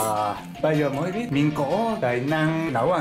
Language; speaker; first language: Vietnamese; non-native, learner; Japanese